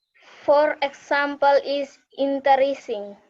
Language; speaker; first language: English; non-native, learner; Indonesian